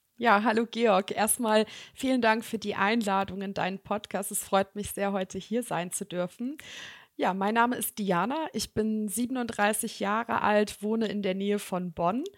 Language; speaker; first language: German; early bilingual, other home language; Serbian